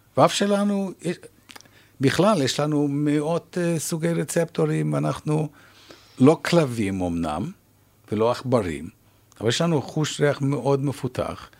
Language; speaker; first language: Hebrew; non-native, fluent; English